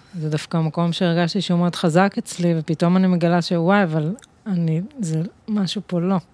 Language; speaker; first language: Hebrew; native; Hebrew